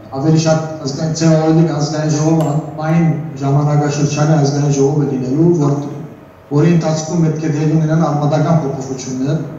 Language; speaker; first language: Armenian; native; Armenian